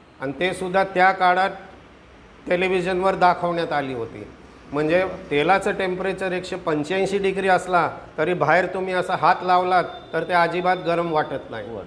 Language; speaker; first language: Marathi; non-native, local second language; Gujarati